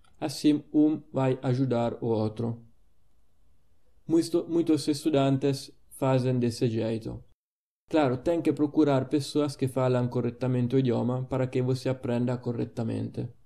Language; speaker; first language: Portuguese; non-native, fluent; Italian